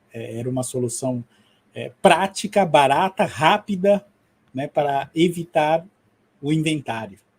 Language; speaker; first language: Portuguese; non-native, fluent; French